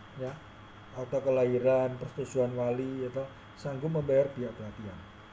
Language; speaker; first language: Indonesian; native; Indonesian